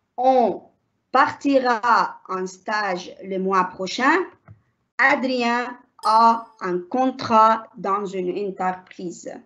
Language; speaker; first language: French; non-native, learner; Arabic